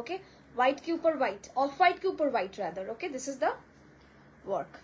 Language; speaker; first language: Hindi; non-native, local second language; Bangla